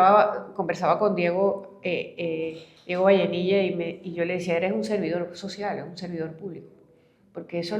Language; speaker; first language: Spanish; native; Spanish